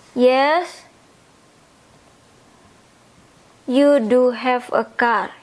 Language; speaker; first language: English; non-native, fluent; Indonesian